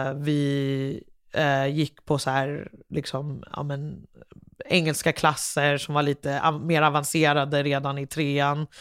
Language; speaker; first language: Swedish; early bilingual, other home language; English